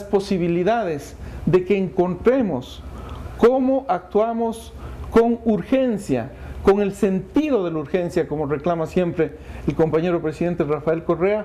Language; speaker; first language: Spanish; native; Spanish